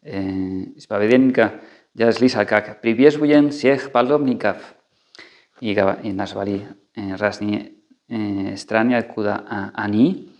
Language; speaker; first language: Russian; non-native, fluent; Spanish